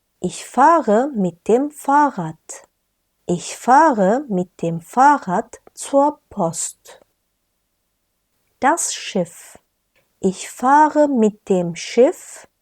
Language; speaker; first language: German; non-native, fluent; Turkish